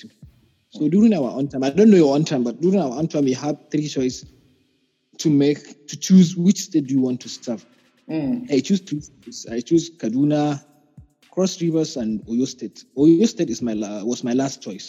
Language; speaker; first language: English; non-native, local second language; Hausa